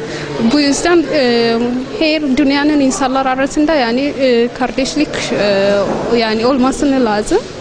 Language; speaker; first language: Turkish; non-native, learner; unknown